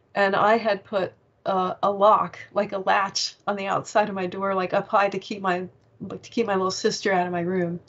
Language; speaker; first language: English; native; English